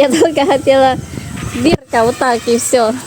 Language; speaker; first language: Russian; non-native, learner; Filipino